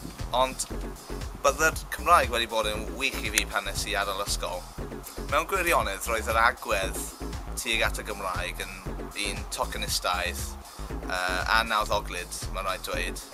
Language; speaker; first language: Welsh; non-native, local second language; English